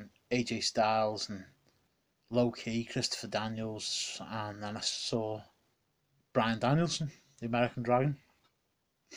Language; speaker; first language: English; native; English